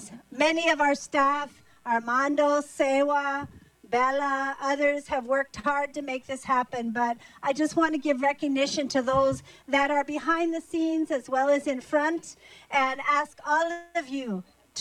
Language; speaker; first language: English; non-native, fluent; Portuguese